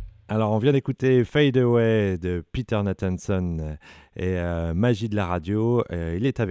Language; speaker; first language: French; native; French